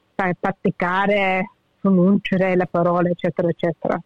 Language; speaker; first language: Italian; early bilingual, heritage; English